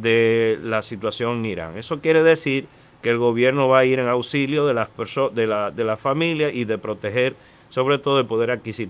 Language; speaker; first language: Spanish; native; Spanish